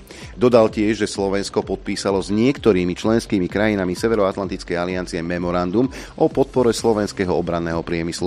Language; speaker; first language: Slovak; native; Slovak